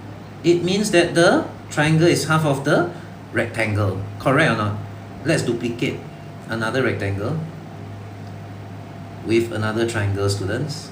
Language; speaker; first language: English; non-native, local second language; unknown